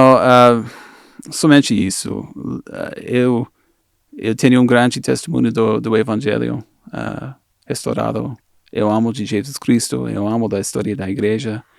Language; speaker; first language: Portuguese; non-native, fluent; English